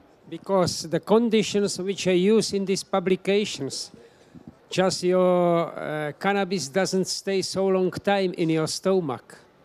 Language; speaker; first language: English; non-native, fluent; Czech